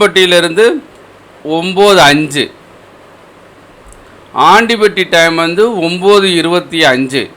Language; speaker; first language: Tamil; native; Tamil